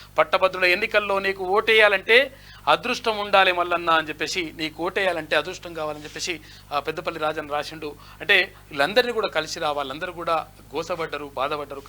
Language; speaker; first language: Telugu; native; Telugu